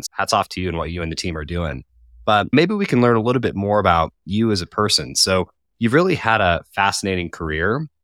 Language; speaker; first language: English; native; English